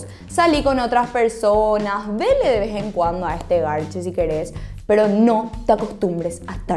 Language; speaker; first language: Spanish; native; Spanish